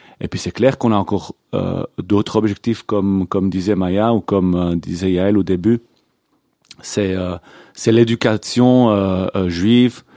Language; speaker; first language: French; non-native, local second language; Hebrew